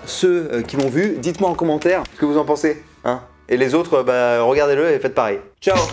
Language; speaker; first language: French; native; French